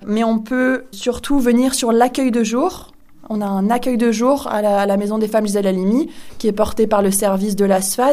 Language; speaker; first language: French; native; French